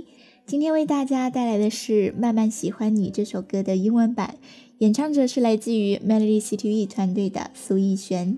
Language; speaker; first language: Chinese; native; Chinese